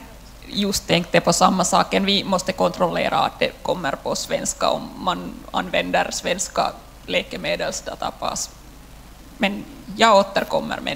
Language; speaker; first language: Swedish; non-native, local second language; Finnish